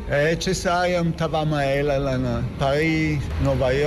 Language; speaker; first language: Portuguese; non-native, learner; German